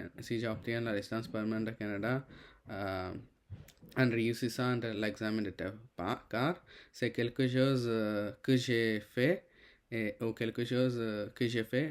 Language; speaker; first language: French; non-native, learner; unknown